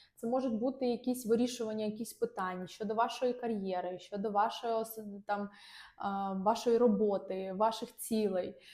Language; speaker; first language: Ukrainian; non-native, local second language; Russian